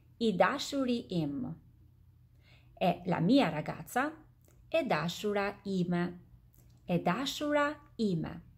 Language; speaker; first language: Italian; non-native, fluent; Albanian